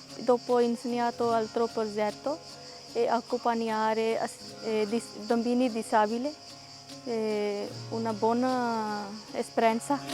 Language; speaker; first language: Italian; non-native, learner; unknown